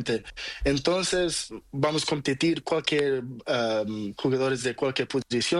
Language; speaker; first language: Spanish; non-native, learner; Portuguese